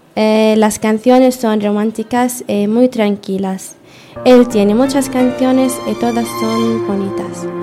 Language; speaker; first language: Spanish; non-native, learner; Arabic